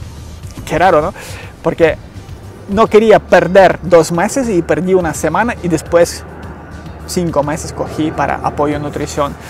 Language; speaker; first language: Spanish; non-native, learner; Ukrainian